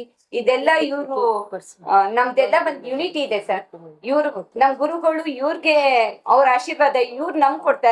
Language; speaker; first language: Kannada; non-native, local second language; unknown